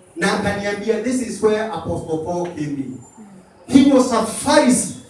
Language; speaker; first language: English; non-native, local second language; Swahili